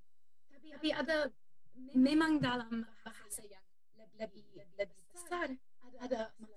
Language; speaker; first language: Indonesian; non-native, learner; English